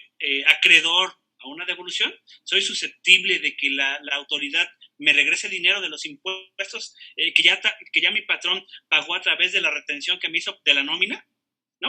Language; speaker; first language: Spanish; native; Spanish